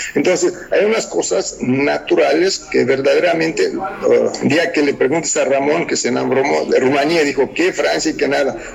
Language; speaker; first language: Spanish; non-native, fluent; Romanian